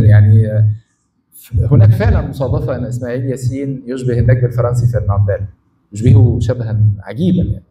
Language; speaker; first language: Arabic; native; Arabic